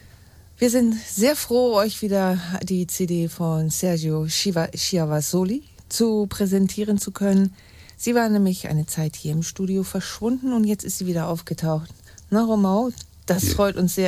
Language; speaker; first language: German; native; German